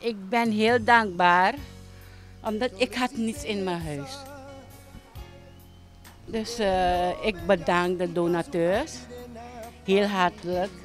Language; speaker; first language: Dutch; non-native, local second language; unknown